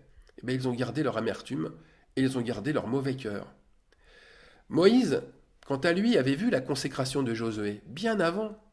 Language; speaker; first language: French; native; French